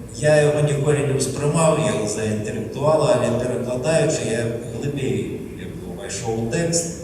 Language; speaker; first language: Belarusian; native; Belarusian